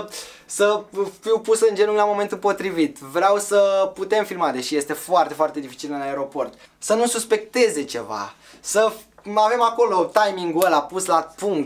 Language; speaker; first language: Romanian; native; Romanian